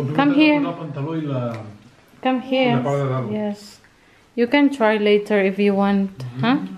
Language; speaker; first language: English; non-native, local second language; Filipino